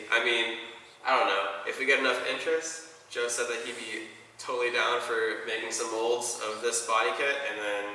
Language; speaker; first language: English; native; English